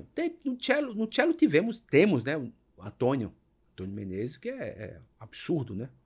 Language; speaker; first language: Portuguese; native; Portuguese